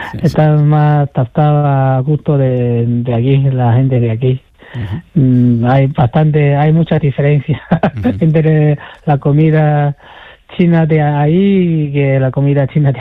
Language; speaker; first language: Spanish; non-native, fluent; Chinese